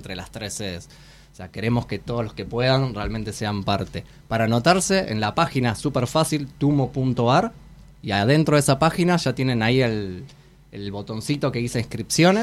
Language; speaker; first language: Spanish; native; Spanish